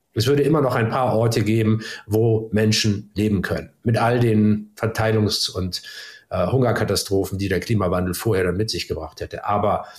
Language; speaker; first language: German; native; German